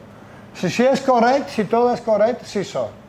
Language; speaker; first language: French; non-native, learner; Italian